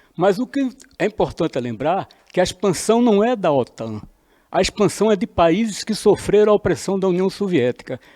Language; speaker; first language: Portuguese; native; Portuguese